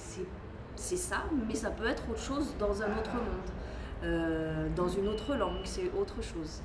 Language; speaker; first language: French; native; French